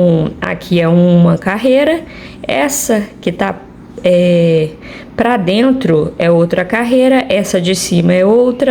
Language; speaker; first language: Portuguese; native; Portuguese